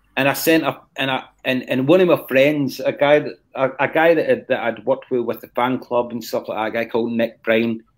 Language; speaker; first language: English; native; English